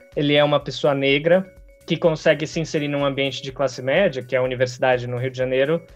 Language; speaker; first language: Portuguese; native; Portuguese